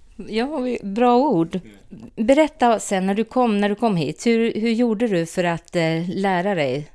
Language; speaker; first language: Swedish; native; Swedish